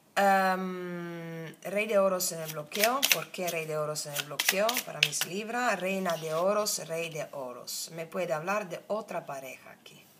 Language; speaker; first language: Spanish; non-native, fluent; Italian